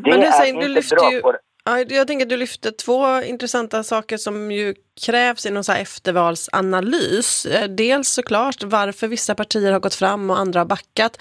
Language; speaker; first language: Swedish; native; Swedish